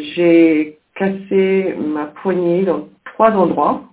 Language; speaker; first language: French; native; French